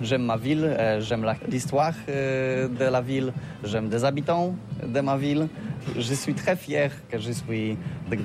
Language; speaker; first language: French; non-native, learner; Polish